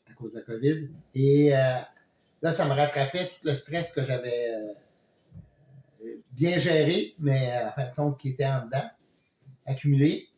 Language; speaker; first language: French; native; French